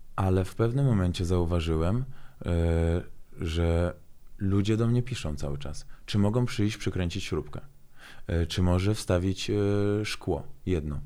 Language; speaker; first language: Polish; non-native, fluent; Azerbaijani